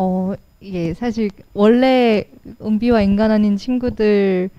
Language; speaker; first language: Korean; native; Korean